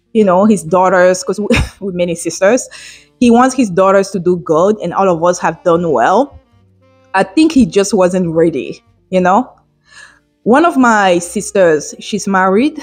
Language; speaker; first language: English; non-native, local second language; French